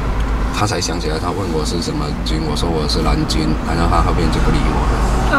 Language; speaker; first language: Chinese; native; Chinese